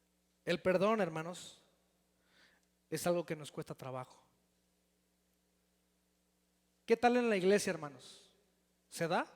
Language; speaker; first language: Spanish; native; Spanish